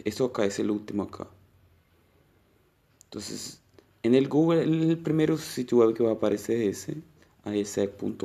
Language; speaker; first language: Spanish; non-native, local second language; Portuguese